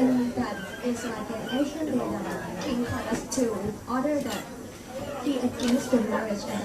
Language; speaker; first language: English; non-native, learner; Thai